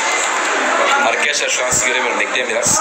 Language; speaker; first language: Turkish; native; Turkish